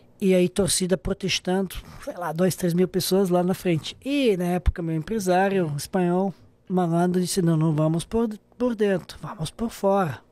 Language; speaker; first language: Portuguese; non-native, fluent; Serbian